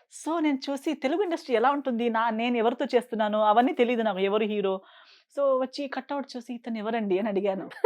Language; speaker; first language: Telugu; non-native, fluent; Konkani